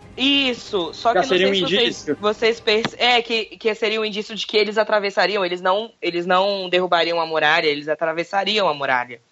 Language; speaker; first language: Portuguese; native; Portuguese